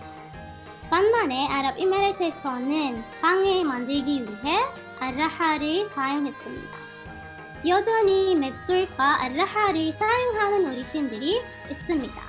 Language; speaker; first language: Korean; non-native, fluent; Arabic